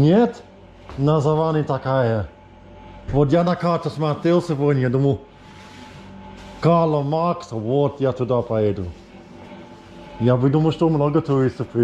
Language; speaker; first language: Russian; non-native, learner; English